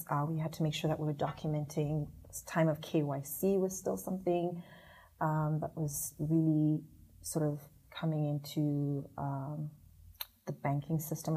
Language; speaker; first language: English; non-native, local second language; Shona